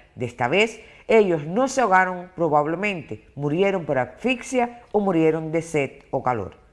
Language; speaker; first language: Spanish; non-native, fluent; Portuguese